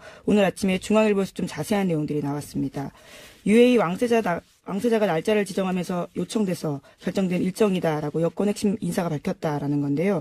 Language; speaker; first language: Korean; native; Korean